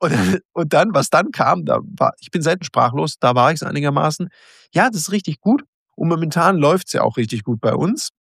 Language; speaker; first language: German; native; German